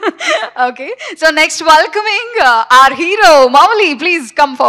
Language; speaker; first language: Telugu; native; Telugu